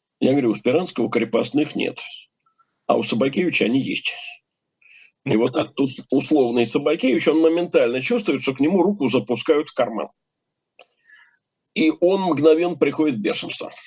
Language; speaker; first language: Russian; native; Russian